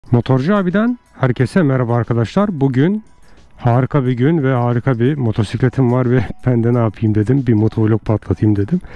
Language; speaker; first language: Turkish; native; Turkish